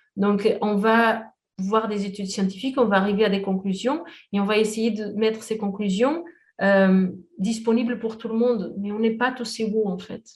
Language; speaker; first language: French; non-native, fluent; Portuguese